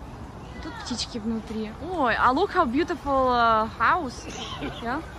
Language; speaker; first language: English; non-native, learner; Russian